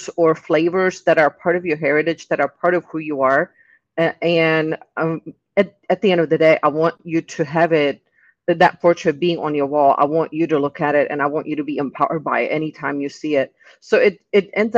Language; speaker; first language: English; non-native, fluent; Czech